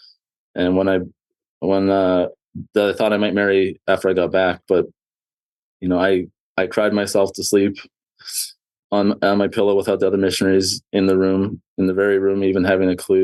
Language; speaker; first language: English; native; English